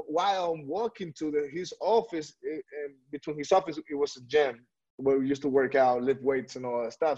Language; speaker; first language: English; non-native, fluent; Spanish